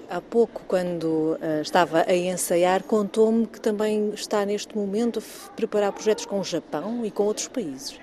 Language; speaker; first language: Portuguese; native; Portuguese